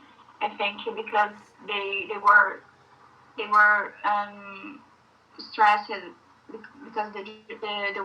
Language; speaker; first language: English; non-native, learner; Portuguese